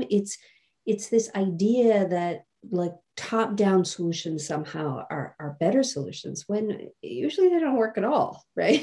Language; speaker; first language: English; native; English